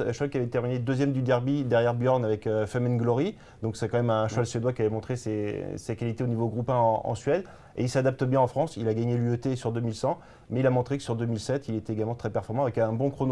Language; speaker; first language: French; native; French